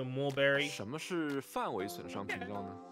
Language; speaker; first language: Chinese; native; Chinese